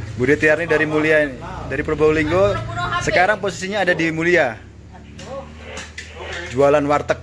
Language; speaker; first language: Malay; non-native, local second language; Javanese